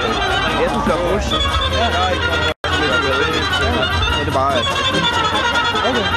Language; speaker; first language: Danish; native; Danish